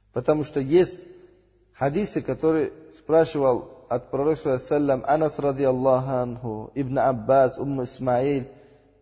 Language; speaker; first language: Russian; non-native, learner; Uzbek